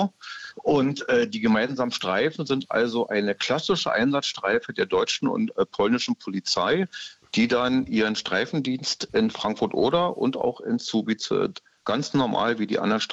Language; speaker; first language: German; native; German